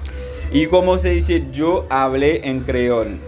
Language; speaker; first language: Spanish; non-native, fluent; Haitian Creole